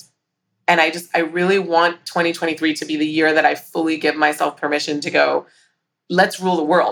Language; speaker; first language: English; native; English